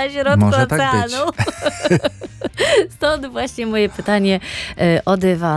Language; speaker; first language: Polish; native; Polish